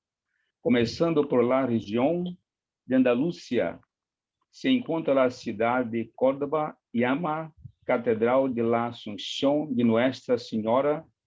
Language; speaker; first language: Spanish; non-native, learner; Portuguese